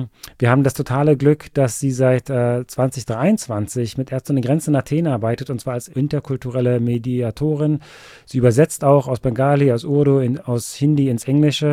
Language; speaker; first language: German; native; German